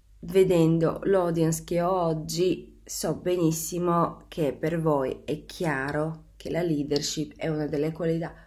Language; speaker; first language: Italian; non-native, fluent; Bulgarian